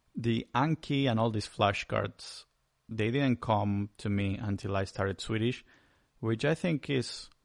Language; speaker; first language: English; non-native, fluent; Spanish